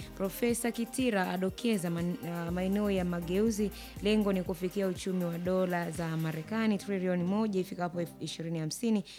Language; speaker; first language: Swahili; native; Swahili